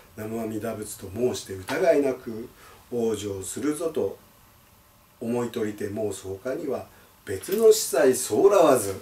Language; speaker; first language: Japanese; native; Japanese